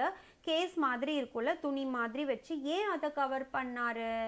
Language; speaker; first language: Tamil; native; Tamil